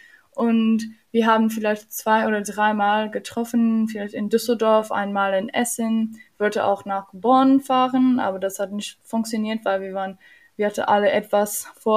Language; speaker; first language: German; non-native, learner; English